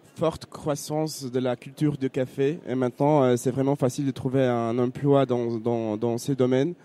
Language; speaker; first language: French; non-native, fluent; Polish